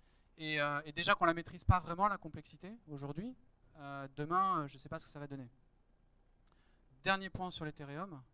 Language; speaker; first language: French; native; French